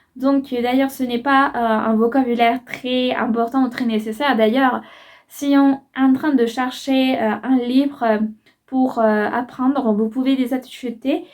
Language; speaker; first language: French; non-native, fluent; Spanish